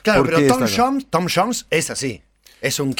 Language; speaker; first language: Spanish; native; Spanish